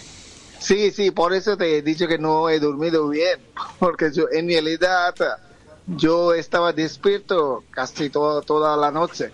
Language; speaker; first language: Spanish; non-native, fluent; Bangla